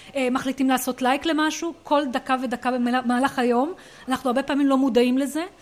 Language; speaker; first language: Hebrew; non-native, local second language; Arabic